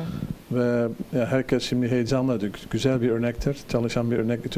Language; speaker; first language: Turkish; non-native, learner; Dutch